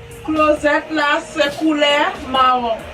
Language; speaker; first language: French; non-native, learner; Haitian Creole